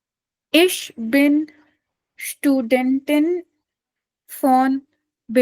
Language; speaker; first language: German; non-native, learner; Urdu